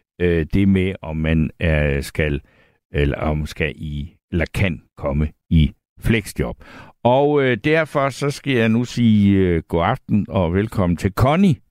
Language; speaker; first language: Danish; native; Danish